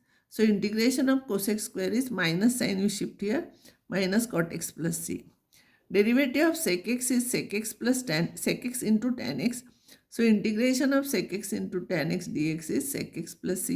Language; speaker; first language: English; non-native, local second language; Marathi